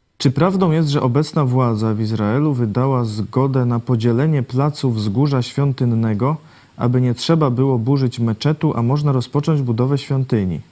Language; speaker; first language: Polish; native; Polish